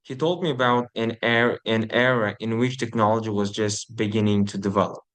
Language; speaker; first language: English; non-native, fluent; Uzbek